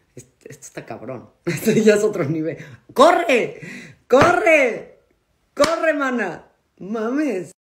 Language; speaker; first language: Spanish; native; Spanish